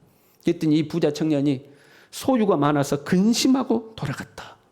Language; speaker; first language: Korean; native; Korean